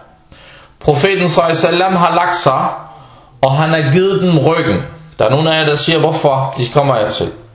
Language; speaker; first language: Danish; early bilingual, other home language; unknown